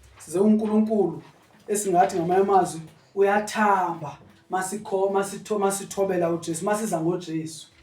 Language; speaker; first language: Zulu; non-native, local second language; Xhosa